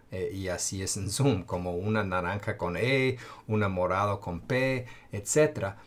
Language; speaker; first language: Spanish; non-native, fluent; English